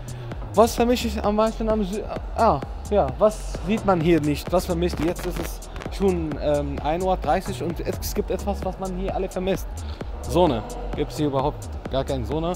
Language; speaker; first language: German; non-native, fluent; Arabic